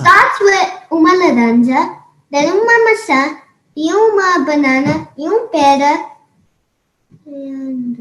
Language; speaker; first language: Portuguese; early bilingual, heritage; English